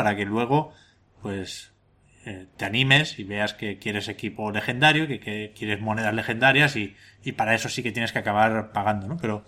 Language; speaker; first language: Spanish; native; Spanish